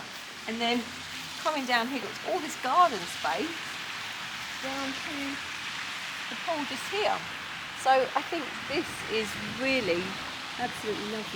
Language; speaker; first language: English; native; English